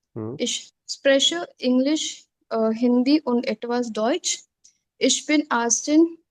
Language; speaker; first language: German; non-native, learner; Hindi